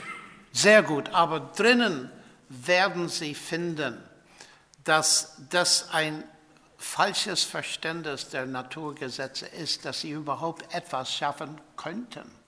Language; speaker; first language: German; non-native, fluent; English